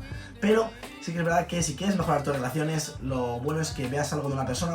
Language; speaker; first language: Spanish; native; Spanish